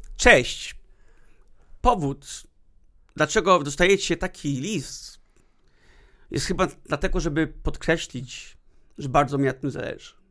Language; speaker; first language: Polish; early bilingual, heritage; Polish